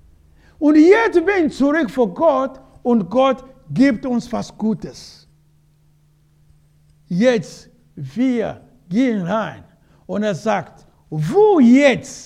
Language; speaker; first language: German; non-native, learner; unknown